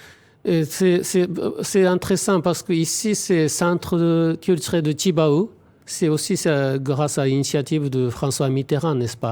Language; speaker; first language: French; non-native, fluent; Japanese